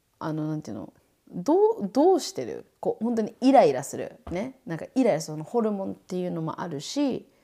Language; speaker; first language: Japanese; native; Japanese